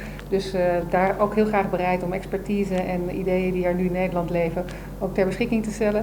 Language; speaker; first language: Dutch; native; Dutch